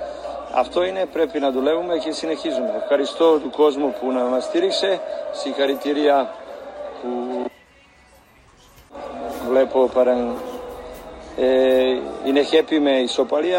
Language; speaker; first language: Greek; non-native, learner; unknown